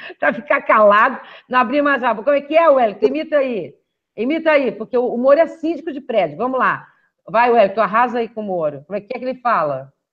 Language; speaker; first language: Portuguese; native; Portuguese